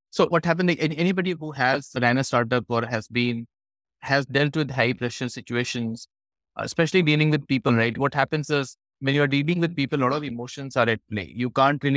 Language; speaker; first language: English; non-native, local second language; Hindi